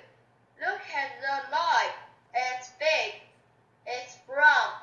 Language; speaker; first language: English; non-native, learner; Chinese